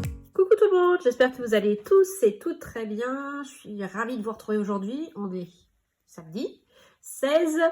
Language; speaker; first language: French; native; French